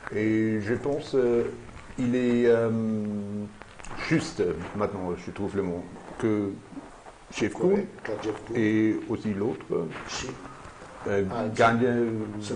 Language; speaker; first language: French; non-native, learner; German